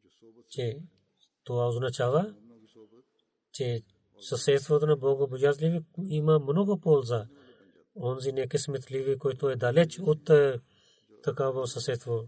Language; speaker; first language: Bulgarian; non-native, learner; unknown